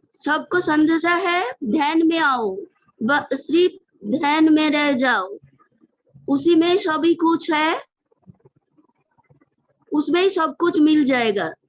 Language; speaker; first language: Hindi; non-native, local second language; Bangla